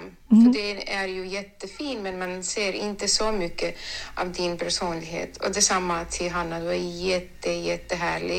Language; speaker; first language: Swedish; non-native, learner; Estonian